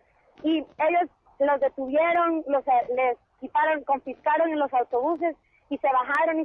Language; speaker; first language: Spanish; native; Spanish